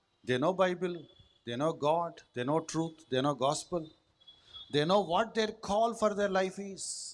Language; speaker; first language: English; non-native, local second language; Telugu